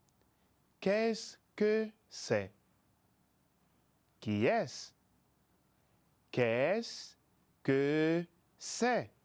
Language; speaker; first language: French; non-native, fluent; Spanish